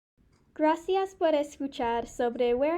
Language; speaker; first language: Spanish; non-native, learner; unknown